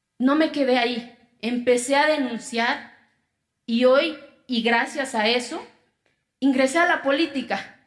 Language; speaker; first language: Spanish; non-native, local second language; Zapotec